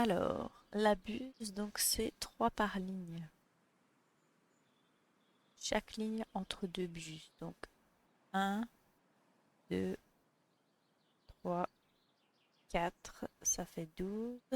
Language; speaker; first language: French; native; French